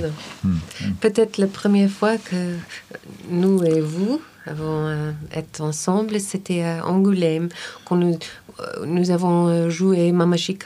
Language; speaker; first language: French; non-native, fluent; English